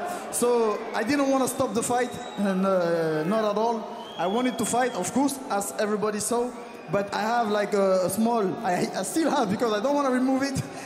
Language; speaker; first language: English; non-native, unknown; French